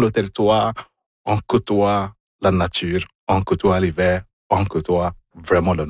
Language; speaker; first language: French; non-native, fluent; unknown